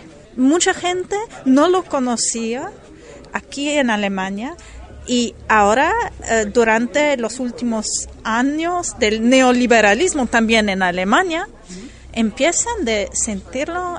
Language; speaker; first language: Spanish; non-native, fluent; German